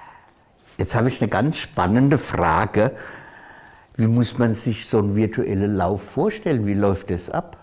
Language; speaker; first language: German; native; German